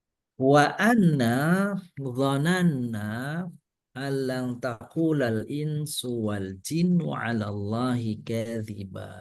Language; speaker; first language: Arabic; non-native, fluent; Indonesian